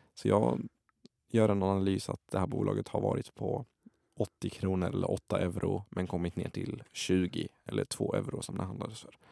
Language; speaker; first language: Swedish; early bilingual, other home language; Arabic